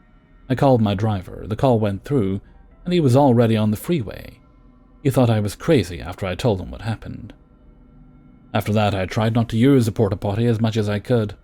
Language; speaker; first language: English; native; English